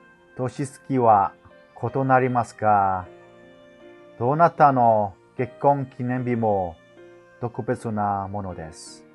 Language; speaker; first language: Japanese; non-native, fluent; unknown